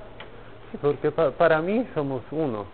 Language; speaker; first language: Spanish; non-native, learner; Polish